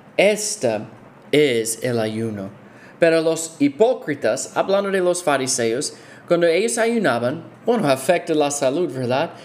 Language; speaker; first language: Spanish; non-native, fluent; English